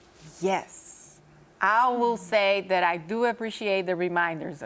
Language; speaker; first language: English; native; English